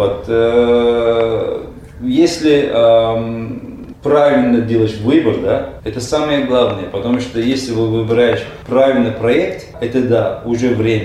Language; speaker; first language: Russian; non-native, learner; Turkish